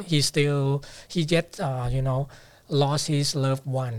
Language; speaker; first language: English; non-native, fluent; Thai